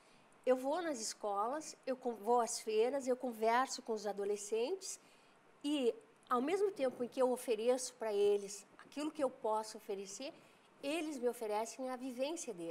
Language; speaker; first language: Portuguese; native; Portuguese